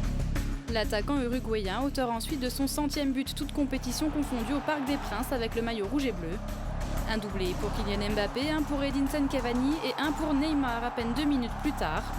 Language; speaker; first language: French; native; French